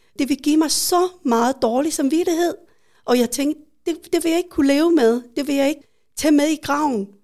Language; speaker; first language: Danish; early bilingual, other home language; Vietnamese